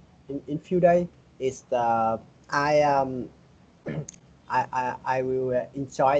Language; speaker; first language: English; non-native, learner; Vietnamese